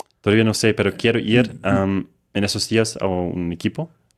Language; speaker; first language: Spanish; non-native, fluent; German